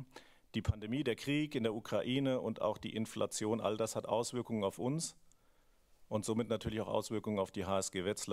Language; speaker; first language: German; native; German